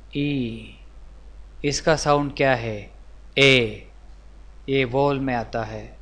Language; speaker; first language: Hindi; non-native, local second language; Marathi